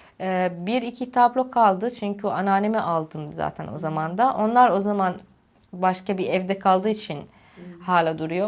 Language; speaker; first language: Turkish; non-native, fluent; Arabic